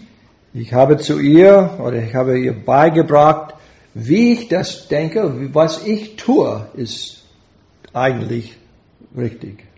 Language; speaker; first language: German; non-native, fluent; English